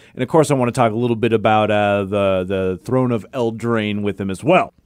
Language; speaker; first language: English; native; English